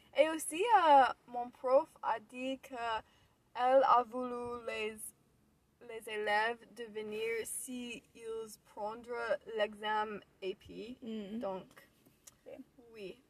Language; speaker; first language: French; non-native, learner; English